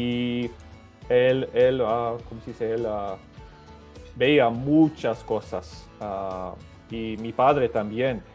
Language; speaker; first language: Spanish; early bilingual, other home language; Serbian